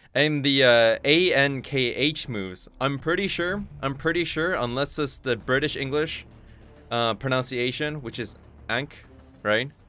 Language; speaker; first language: English; non-native, fluent; Korean